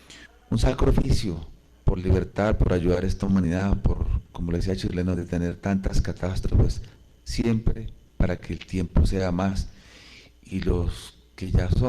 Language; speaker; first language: Spanish; native; Spanish